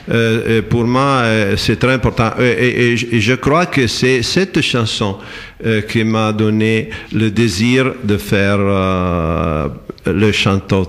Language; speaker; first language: French; non-native, fluent; Italian